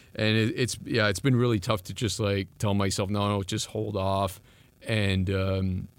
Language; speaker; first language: English; non-native, fluent; French